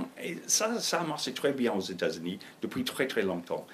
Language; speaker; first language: French; non-native, fluent; English